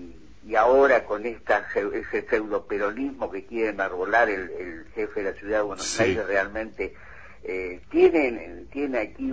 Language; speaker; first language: Spanish; native; Spanish